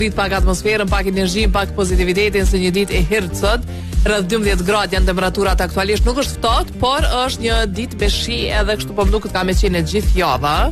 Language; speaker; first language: Albanian; native; Albanian